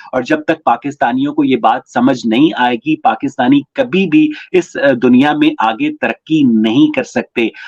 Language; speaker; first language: Urdu; native; Urdu